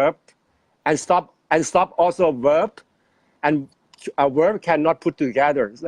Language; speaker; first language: English; non-native, fluent; Thai